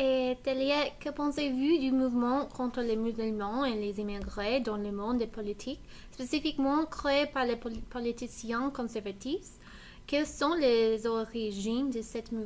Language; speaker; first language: French; non-native, learner; English